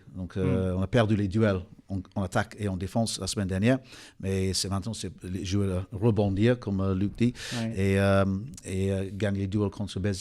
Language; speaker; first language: French; non-native, fluent; English